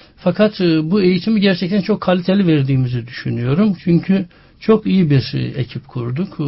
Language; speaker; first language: Turkish; native; Turkish